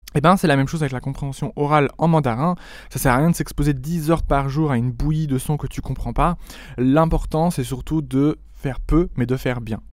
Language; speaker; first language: French; native; French